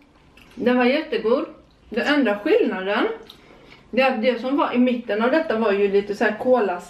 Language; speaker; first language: Swedish; native; Swedish